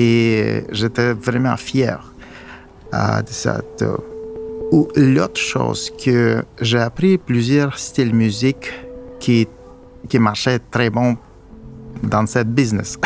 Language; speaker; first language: French; non-native, fluent; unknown